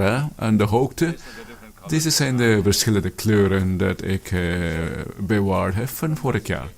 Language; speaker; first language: Dutch; non-native, fluent; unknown